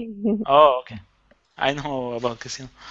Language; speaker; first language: English; non-native, learner; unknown